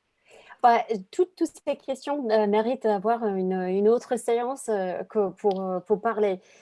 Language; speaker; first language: French; non-native, fluent; English